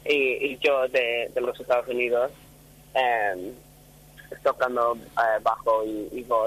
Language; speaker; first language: Spanish; non-native, fluent; English